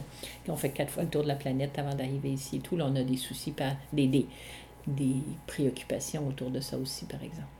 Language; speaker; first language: French; native; French